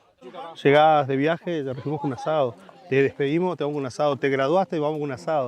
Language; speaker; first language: Spanish; native; Spanish